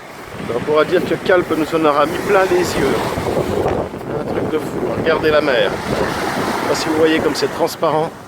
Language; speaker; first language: French; native; French